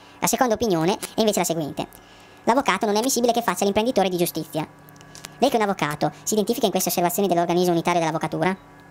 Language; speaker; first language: Italian; native; Italian